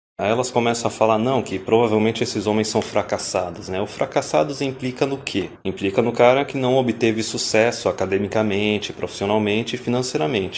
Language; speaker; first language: Portuguese; native; Portuguese